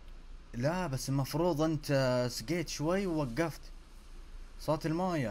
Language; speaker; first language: Arabic; native; Arabic